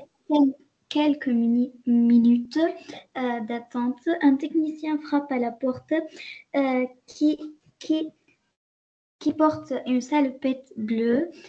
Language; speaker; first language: French; non-native, learner; Arabic